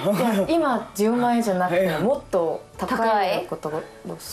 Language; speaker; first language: Japanese; non-native, learner; Cantonese